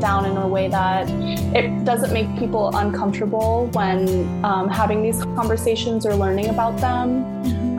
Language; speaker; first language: English; native; English